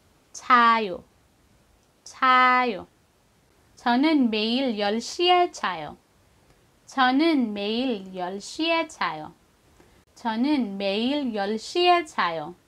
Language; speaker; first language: Korean; non-native, fluent; Filipino